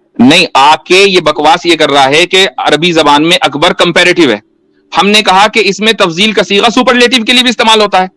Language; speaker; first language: Urdu; native; Urdu